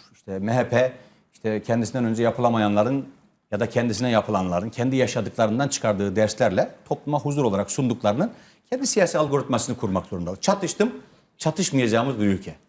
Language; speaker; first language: Turkish; native; Turkish